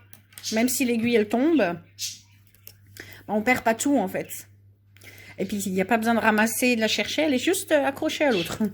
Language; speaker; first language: French; native; French